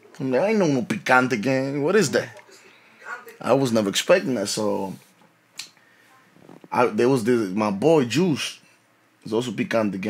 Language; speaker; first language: English; early bilingual, other home language; Spanish